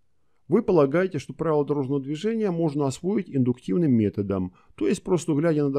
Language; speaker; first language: Russian; native; Russian